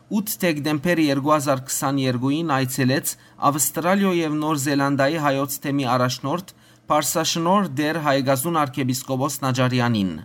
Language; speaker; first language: Armenian; early bilingual, heritage; Armenian